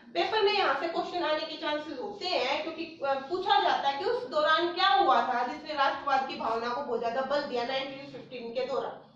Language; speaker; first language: Hindi; native; Hindi